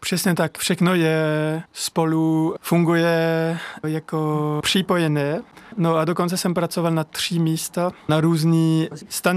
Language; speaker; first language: Czech; non-native, learner; French